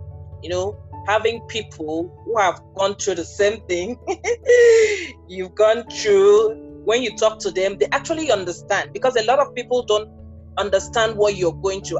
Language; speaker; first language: English; non-native, local second language; Ibibio